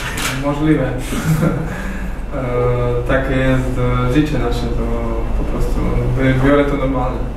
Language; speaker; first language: Polish; non-native, fluent; Slovak